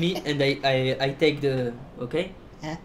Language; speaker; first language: English; non-native, learner; French